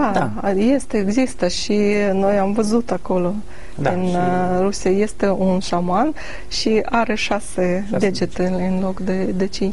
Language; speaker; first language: Romanian; non-native, learner; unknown